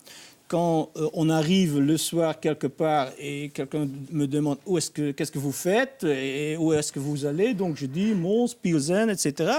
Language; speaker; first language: French; non-native, fluent; Dutch